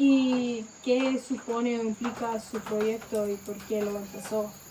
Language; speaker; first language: Spanish; non-native, learner; English